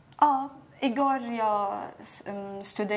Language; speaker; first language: Swedish; non-native, learner; Arabic